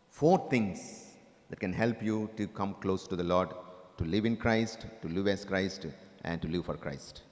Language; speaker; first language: English; non-native, local second language; Telugu